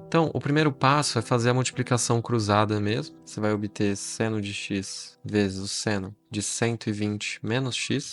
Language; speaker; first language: Portuguese; native; Portuguese